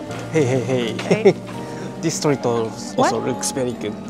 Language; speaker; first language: English; non-native, learner; Japanese